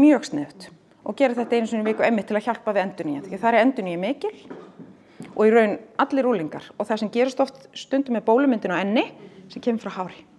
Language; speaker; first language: Icelandic; native; Icelandic